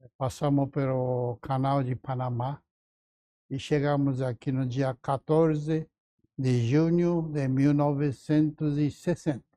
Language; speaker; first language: Portuguese; non-native, fluent; Japanese